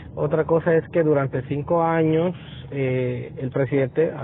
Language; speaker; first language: Spanish; native; Spanish